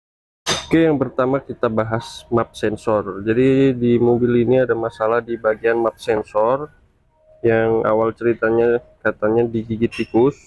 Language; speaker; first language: Indonesian; native; Indonesian